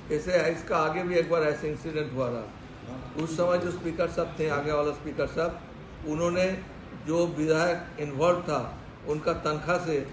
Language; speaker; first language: Hindi; non-native, local second language; Bangla